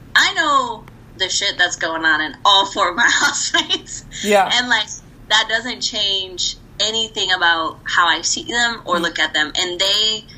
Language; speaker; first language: English; early bilingual, other home language; Spanish